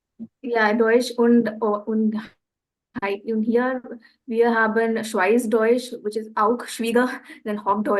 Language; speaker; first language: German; non-native, learner; Marathi